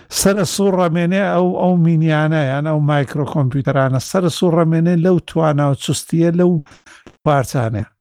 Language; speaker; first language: Central Kurdish; native; Central Kurdish